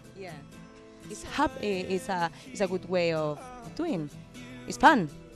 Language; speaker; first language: English; non-native, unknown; Spanish